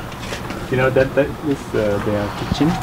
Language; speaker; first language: English; non-native, fluent; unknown